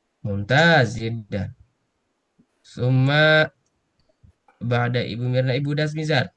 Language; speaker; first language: Arabic; non-native, fluent; Indonesian